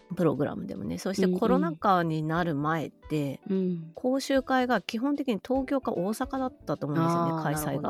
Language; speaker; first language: Japanese; native; Japanese